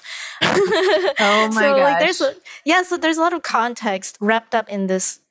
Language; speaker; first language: English; non-native, local second language; Chinese